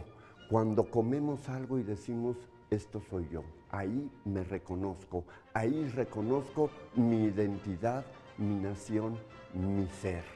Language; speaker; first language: Spanish; native; Spanish